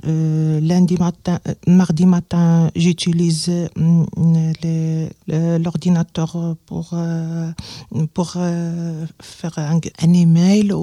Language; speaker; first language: French; non-native, learner; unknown